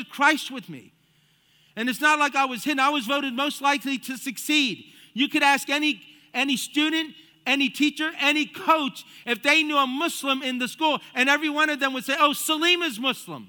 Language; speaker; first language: English; native; English